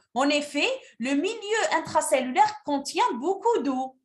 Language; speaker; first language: French; non-native, local second language; Arabic